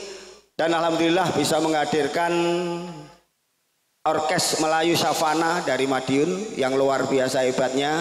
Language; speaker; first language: Indonesian; non-native, local second language; Javanese